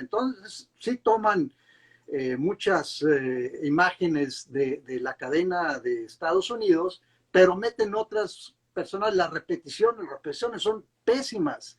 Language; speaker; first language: Spanish; native; Spanish